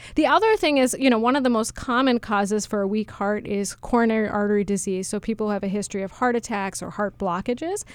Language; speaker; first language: English; native; English